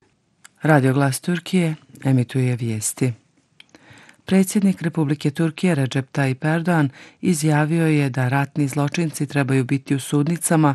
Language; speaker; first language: Serbian; native; Serbian